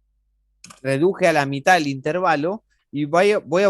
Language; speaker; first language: Spanish; native; Spanish